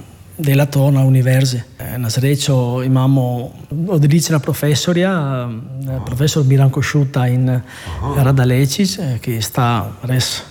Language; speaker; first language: Slovenian; non-native, fluent; Italian